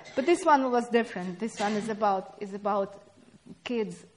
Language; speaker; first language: English; non-native, fluent; Russian